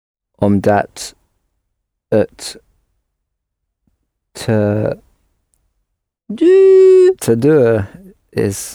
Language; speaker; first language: Dutch; non-native, learner; English